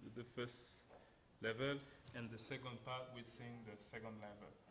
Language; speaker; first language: English; non-native, fluent; Haitian Creole